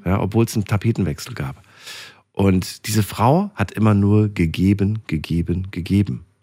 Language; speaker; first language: German; native; German